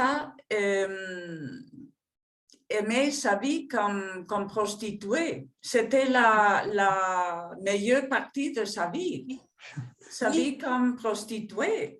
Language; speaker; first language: French; non-native, fluent; Spanish